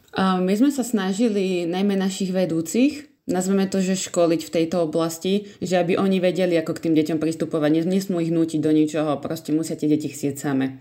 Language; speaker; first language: Slovak; native; Slovak